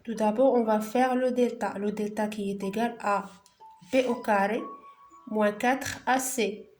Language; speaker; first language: French; non-native, local second language; Arabic